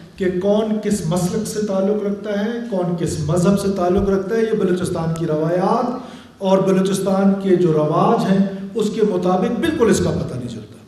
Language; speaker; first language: Urdu; non-native, local second language; Baluchi